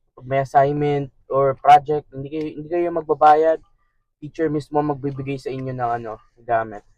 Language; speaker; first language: Filipino; native; Filipino